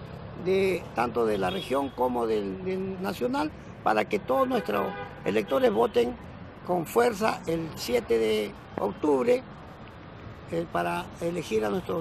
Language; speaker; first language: Spanish; native; Spanish